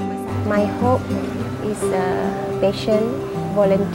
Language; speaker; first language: English; non-native, local second language; Malay